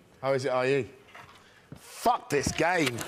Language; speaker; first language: English; native; English